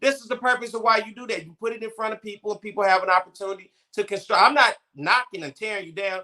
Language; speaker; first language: English; native; English